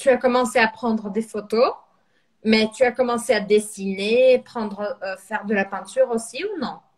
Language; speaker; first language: French; non-native, fluent; Portuguese